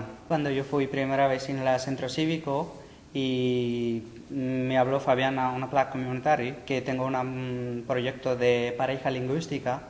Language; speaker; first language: Spanish; non-native, learner; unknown